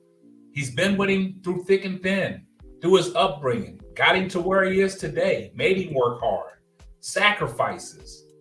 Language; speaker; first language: English; native; English